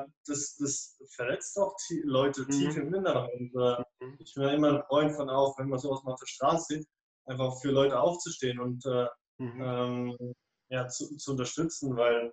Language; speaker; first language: German; native; German